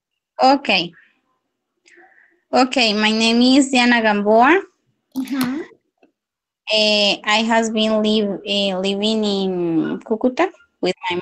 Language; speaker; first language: English; non-native, learner; Spanish